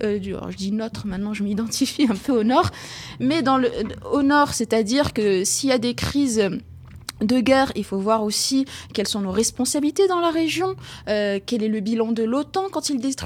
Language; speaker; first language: French; non-native, local second language; Arabic